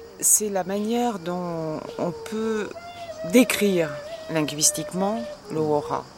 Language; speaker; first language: French; native; French